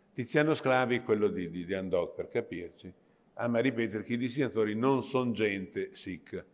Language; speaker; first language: Italian; native; Italian